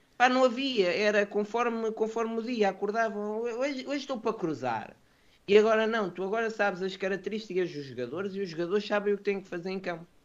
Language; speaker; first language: Portuguese; native; Portuguese